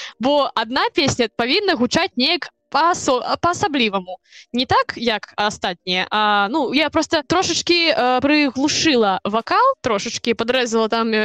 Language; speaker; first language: Belarusian; non-native, local second language; Russian